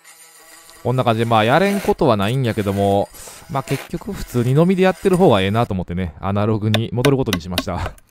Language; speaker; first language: Japanese; native; Japanese